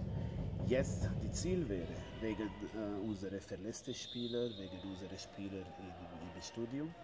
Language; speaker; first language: German; non-native, learner; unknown